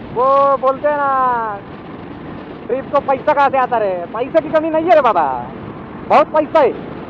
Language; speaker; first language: Hindi; non-native, local second language; Marathi